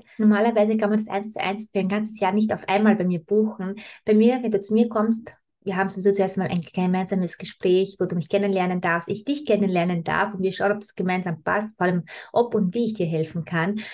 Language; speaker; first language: German; native; German